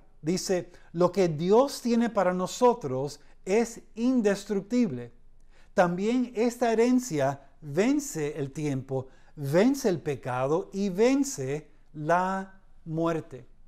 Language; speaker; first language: Spanish; early bilingual, heritage; Spanish